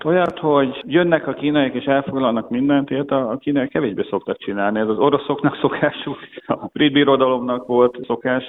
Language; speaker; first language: Hungarian; native; Hungarian